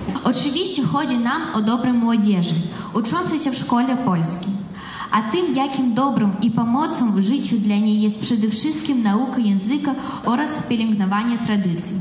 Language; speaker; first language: Polish; non-native, fluent; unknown